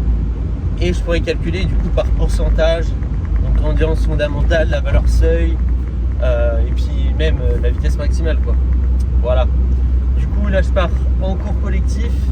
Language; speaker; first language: French; native; French